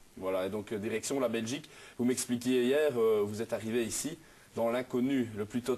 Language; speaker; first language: French; native; French